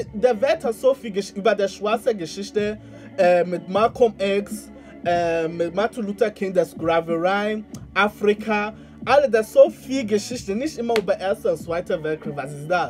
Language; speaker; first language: German; non-native, learner; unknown